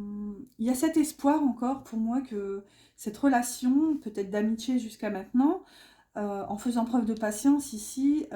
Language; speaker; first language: French; native; French